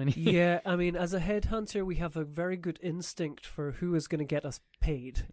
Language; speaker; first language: English; native; English